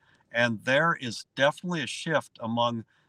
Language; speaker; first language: English; native; English